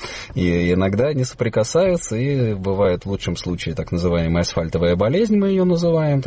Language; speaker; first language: Russian; native; Russian